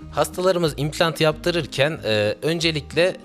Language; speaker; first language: Turkish; native; Turkish